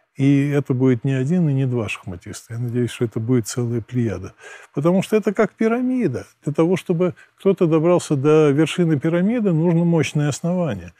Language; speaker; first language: Russian; native; Russian